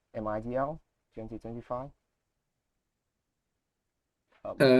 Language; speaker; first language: English; non-native, learner; Vietnamese